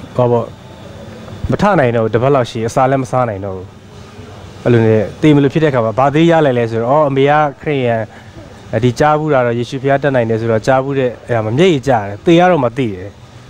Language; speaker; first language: Burmese; non-native, local second language; Tedim Chin